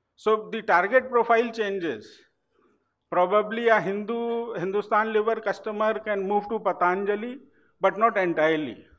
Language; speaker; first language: English; non-native, local second language; Hindi